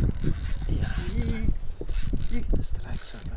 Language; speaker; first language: Malay; native; Malay